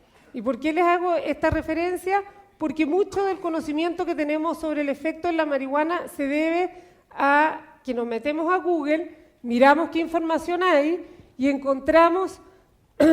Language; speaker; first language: Spanish; native; Spanish